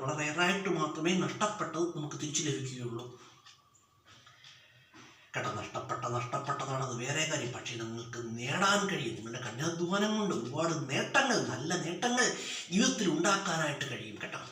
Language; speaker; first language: Malayalam; native; Malayalam